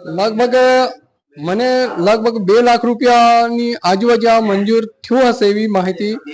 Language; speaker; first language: Gujarati; non-native, local second language; Gamit